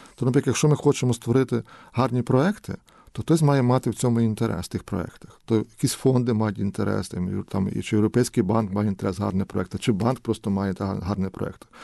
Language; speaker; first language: Ukrainian; native; Ukrainian